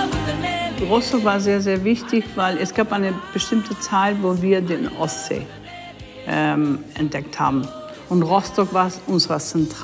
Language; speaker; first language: German; non-native, fluent; English